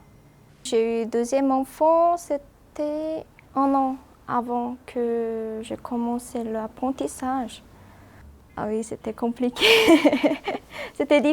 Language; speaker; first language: French; non-native, learner; Korean